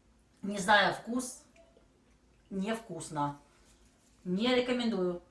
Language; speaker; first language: Russian; native; Russian